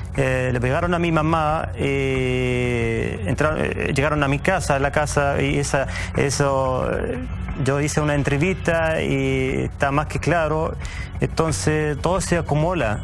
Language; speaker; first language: Spanish; native; Spanish